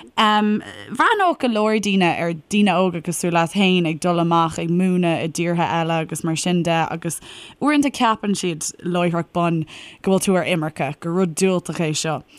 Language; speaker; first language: Irish; native; Irish